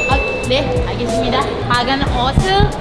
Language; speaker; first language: Korean; non-native, learner; Indonesian